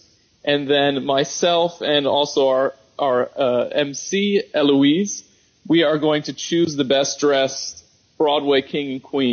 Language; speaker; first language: English; native; English